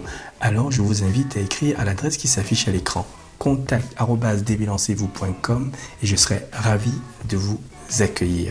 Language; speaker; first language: French; native; French